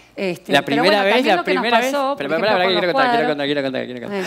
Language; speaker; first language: Spanish; native; Spanish